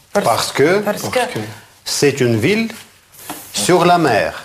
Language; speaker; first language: French; non-native, fluent; Russian